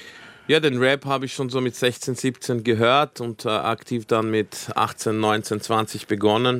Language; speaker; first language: German; early bilingual, other home language; Croatian